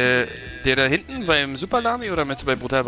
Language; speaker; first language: German; native; German